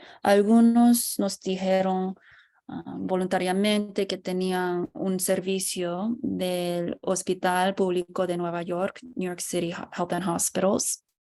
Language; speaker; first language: Spanish; non-native, fluent; English